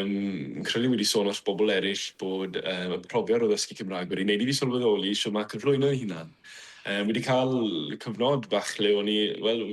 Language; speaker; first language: Welsh; non-native, fluent; English